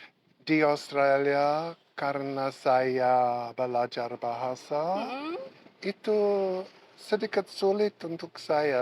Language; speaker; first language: Indonesian; non-native, learner; English